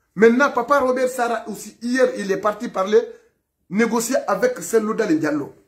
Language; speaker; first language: French; non-native, local second language; Fula